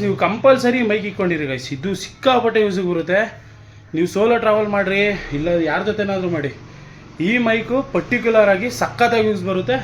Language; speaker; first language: Kannada; native; Kannada